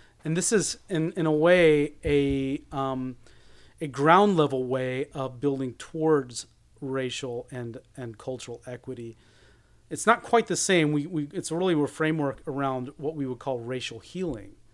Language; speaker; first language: English; early bilingual, other home language; Spanish